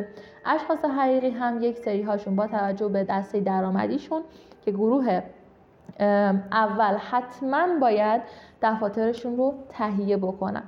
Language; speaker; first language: Persian; native; Persian